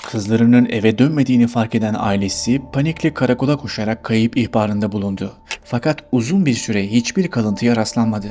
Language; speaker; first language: Turkish; native; Turkish